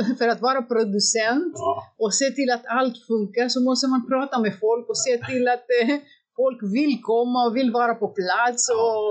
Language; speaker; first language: Swedish; non-native, fluent; Greek